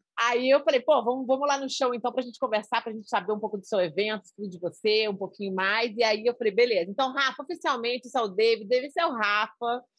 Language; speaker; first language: Portuguese; native; Portuguese